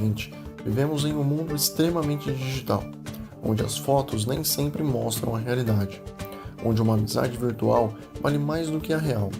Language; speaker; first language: Portuguese; native; Portuguese